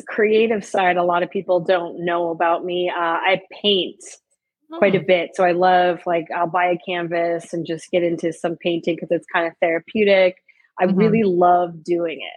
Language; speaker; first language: English; native; English